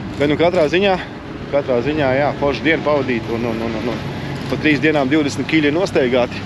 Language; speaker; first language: Latvian; native; Latvian